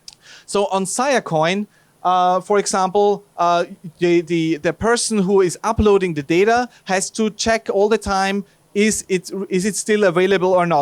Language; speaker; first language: English; non-native, fluent; German